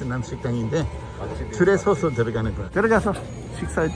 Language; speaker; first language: Korean; non-native, fluent; English